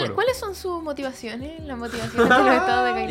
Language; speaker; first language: Spanish; native; Spanish